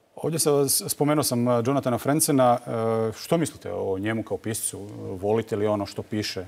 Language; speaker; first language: Croatian; native; Croatian